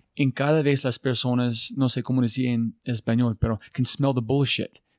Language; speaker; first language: Spanish; non-native, learner; English